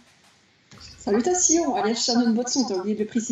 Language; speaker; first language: French; native; French